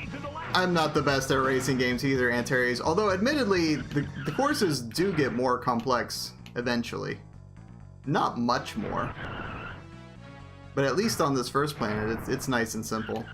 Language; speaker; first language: English; native; English